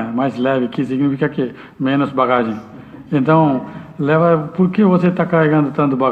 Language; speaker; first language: Portuguese; non-native, learner; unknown